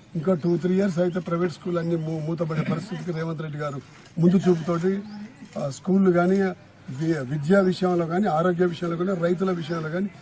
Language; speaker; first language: Telugu; native; Telugu